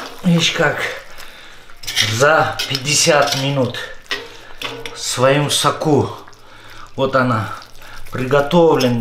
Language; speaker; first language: Russian; non-native, fluent; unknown